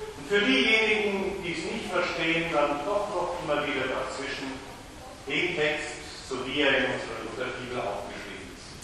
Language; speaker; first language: German; native; German